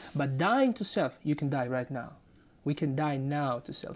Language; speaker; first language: English; non-native, fluent; Croatian